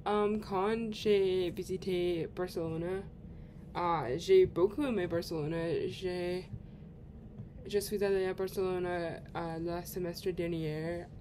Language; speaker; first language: French; non-native, learner; English